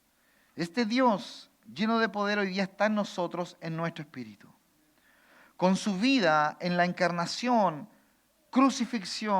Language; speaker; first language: Spanish; native; Spanish